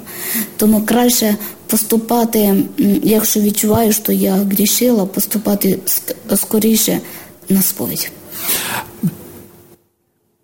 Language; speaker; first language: Ukrainian; non-native, learner; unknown